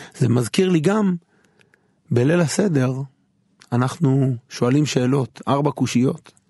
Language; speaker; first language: Hebrew; native; Hebrew